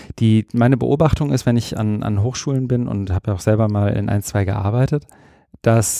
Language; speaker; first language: German; native; German